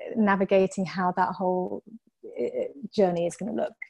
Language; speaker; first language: English; native; English